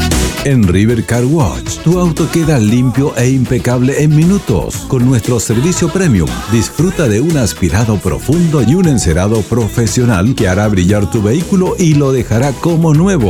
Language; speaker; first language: Spanish; native; Spanish